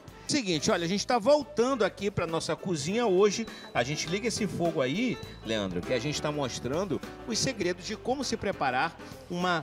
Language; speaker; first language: Portuguese; native; Portuguese